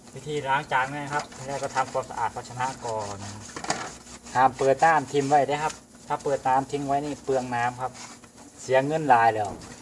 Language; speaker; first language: Thai; non-native, local second language; Northeastern Thai